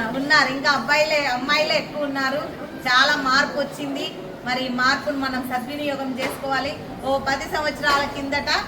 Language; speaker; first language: Telugu; native; Telugu